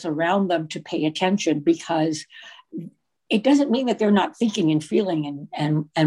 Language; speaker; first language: English; native; English